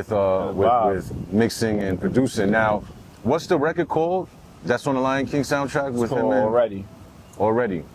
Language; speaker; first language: English; native; English